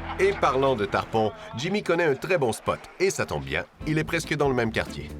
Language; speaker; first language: French; native; French